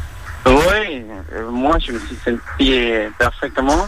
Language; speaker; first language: French; non-native, fluent; Spanish